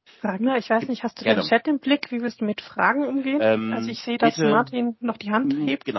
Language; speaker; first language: German; native; German